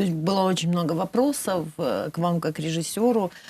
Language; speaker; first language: Russian; native; Russian